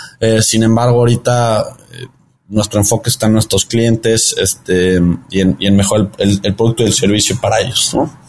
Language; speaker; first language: Spanish; early bilingual, heritage; Spanish